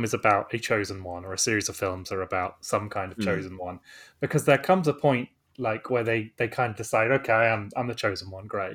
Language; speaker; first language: English; native; English